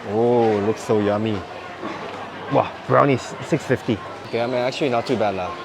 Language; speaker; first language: English; non-native, fluent; Japanese